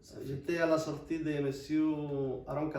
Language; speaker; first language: French; non-native, fluent; Spanish